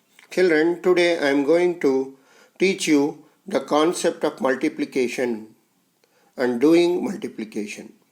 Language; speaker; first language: English; non-native, local second language; Telugu